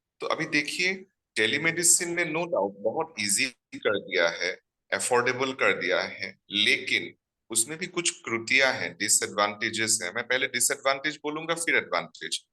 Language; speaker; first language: Hindi; non-native, local second language; Assamese